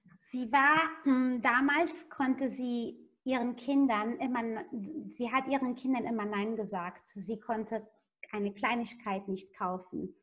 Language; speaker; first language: German; non-native, fluent; Italian